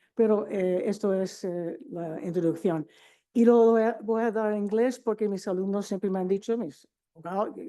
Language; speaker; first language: Spanish; non-native, fluent; English